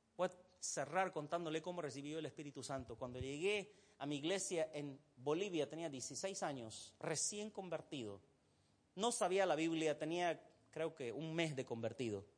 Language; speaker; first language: Spanish; non-native, fluent; Arabic